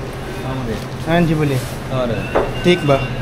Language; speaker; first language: Hindi; non-native, learner; Filipino